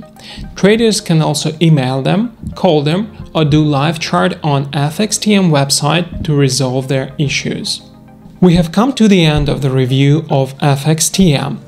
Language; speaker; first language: English; non-native, fluent; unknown